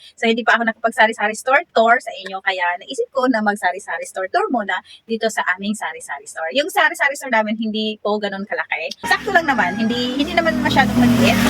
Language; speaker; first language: Filipino; non-native, local second language; Waray